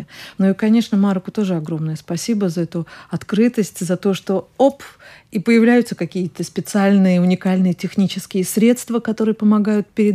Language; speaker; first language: Russian; native; Russian